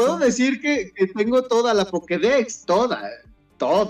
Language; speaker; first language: Spanish; native; Spanish